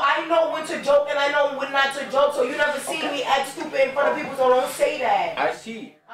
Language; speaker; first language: English; native; English